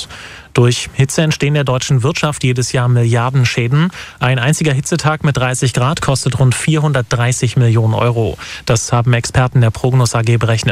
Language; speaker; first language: German; native; German